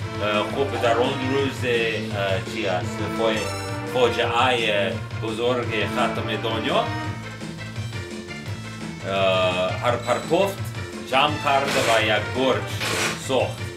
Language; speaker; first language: Persian; non-native, learner; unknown